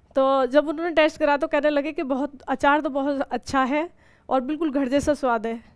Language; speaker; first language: Hindi; native; Hindi